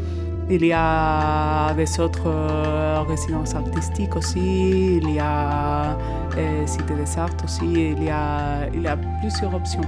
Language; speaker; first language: French; non-native, fluent; Spanish